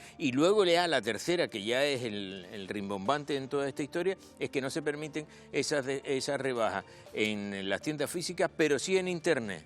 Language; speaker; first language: Spanish; native; Spanish